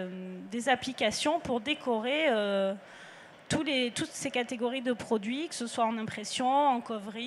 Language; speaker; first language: French; native; French